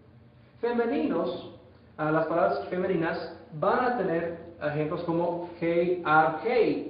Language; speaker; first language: Spanish; non-native, fluent; English